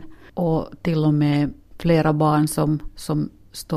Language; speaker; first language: Swedish; non-native, local second language; Finnish